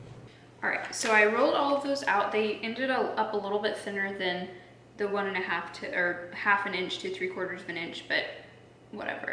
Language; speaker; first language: English; native; English